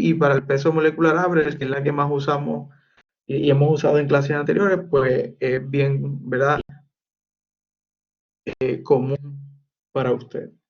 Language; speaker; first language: Spanish; native; Spanish